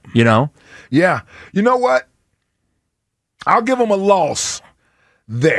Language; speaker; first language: English; native; English